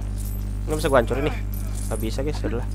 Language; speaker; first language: Indonesian; native; Indonesian